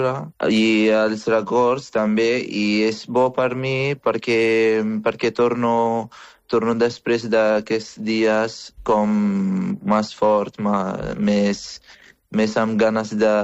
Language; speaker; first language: Catalan; non-native, fluent; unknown